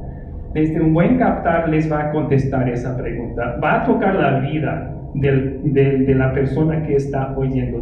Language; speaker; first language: Spanish; non-native, fluent; English